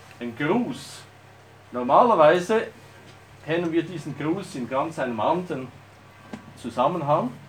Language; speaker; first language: German; native; German